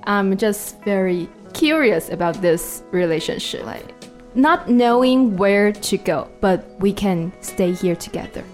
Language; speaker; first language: English; non-native, fluent; Chinese